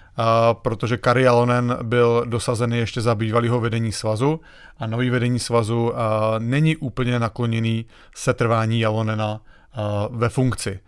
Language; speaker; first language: Czech; native; Czech